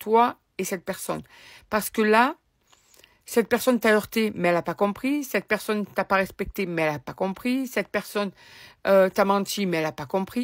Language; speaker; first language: French; native; French